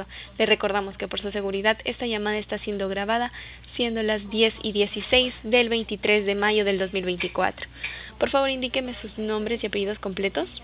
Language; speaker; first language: Spanish; native; Spanish